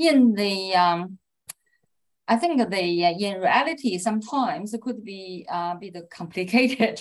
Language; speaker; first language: English; non-native, fluent; Chinese